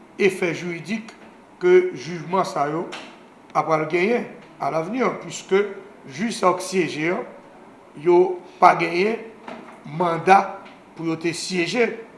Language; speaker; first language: Haitian Creole; native; Haitian Creole